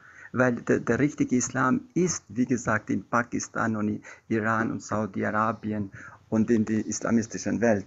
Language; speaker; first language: German; non-native, learner; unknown